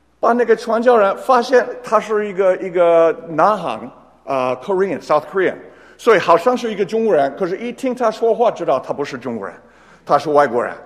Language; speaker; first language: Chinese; non-native, fluent; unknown